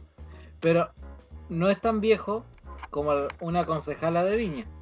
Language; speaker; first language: Spanish; native; Spanish